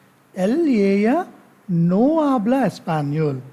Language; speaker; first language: Spanish; non-native, learner; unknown